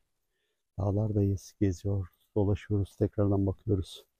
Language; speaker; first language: Turkish; native; Turkish